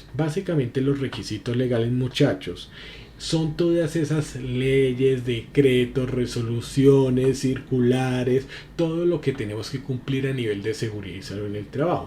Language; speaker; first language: Spanish; native; Spanish